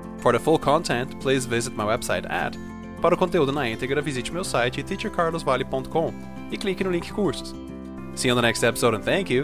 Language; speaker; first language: English; non-native, fluent; Portuguese